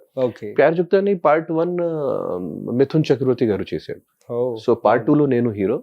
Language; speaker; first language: Telugu; non-native, local second language; Hindi